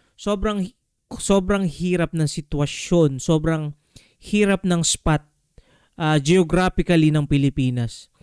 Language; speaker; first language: Filipino; native; Filipino